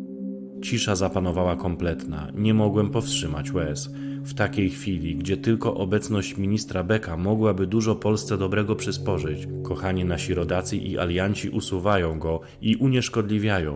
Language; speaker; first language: Polish; native; Polish